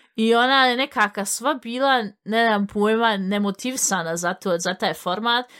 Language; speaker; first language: Bosnian; early bilingual, heritage; Bosnian